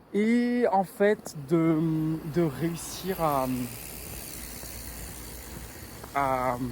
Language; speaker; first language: French; native; French